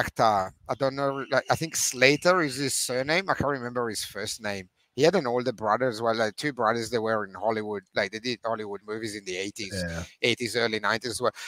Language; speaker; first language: English; non-native, fluent; Italian